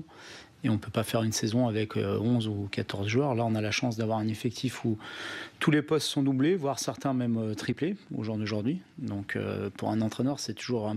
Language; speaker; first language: French; native; French